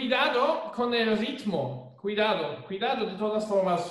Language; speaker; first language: Spanish; non-native, fluent; German